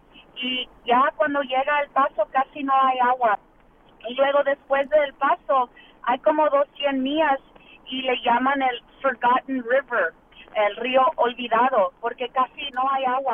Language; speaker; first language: Spanish; early bilingual, heritage; Spanish